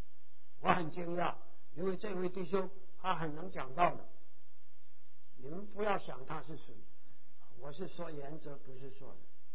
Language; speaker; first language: Chinese; native; Chinese